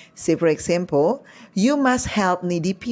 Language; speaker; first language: English; non-native, learner; Indonesian